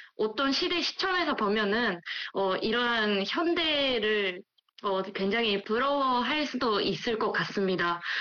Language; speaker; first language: Korean; non-native, fluent; Japanese